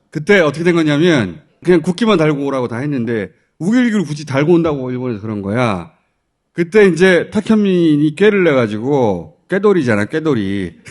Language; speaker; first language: Korean; native; Korean